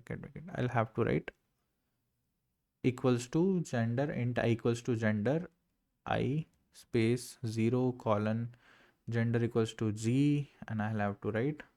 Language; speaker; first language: English; non-native, local second language; Hindi